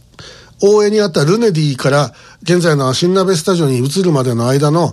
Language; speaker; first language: Japanese; native; Japanese